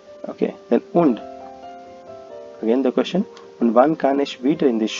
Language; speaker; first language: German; non-native, fluent; Hindi